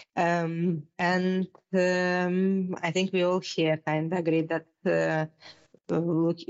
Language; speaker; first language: English; non-native, fluent; Russian